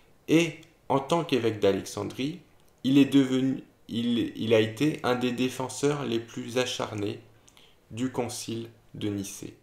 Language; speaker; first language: French; native; French